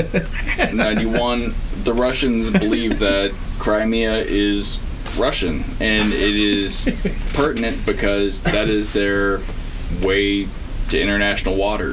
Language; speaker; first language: English; native; English